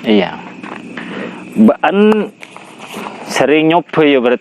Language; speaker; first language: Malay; non-native, local second language; Madurese